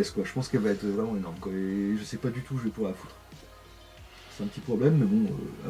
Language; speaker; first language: French; native; French